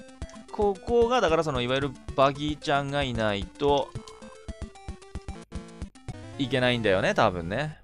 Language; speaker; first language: Japanese; native; Japanese